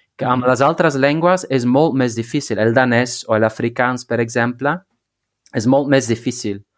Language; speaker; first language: Catalan; non-native, learner; Dutch